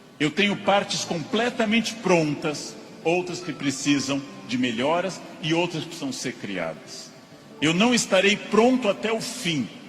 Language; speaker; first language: Portuguese; native; Portuguese